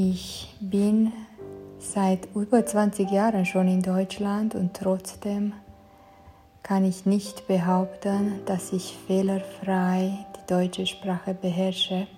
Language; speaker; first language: German; non-native, fluent; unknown